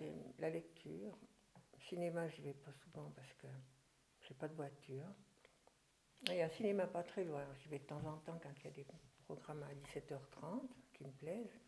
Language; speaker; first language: French; early bilingual, other home language; German